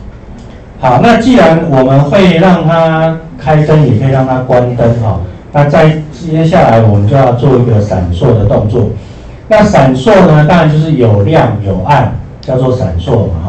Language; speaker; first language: Chinese; native; Chinese